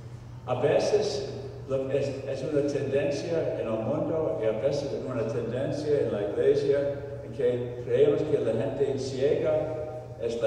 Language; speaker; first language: Spanish; non-native, fluent; English